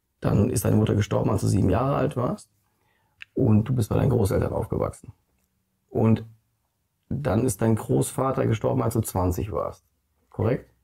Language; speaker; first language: German; early bilingual, other home language; Polish